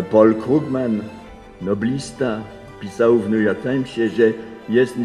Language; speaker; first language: Polish; non-native, fluent; French